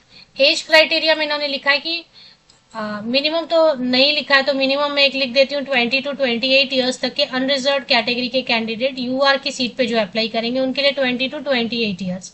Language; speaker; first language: Hindi; native; Hindi